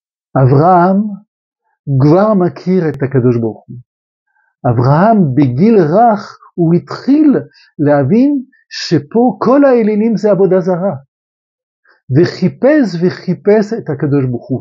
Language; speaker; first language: Hebrew; non-native, fluent; French